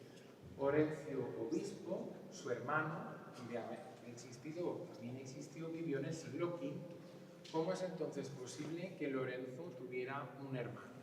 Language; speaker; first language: Spanish; native; Spanish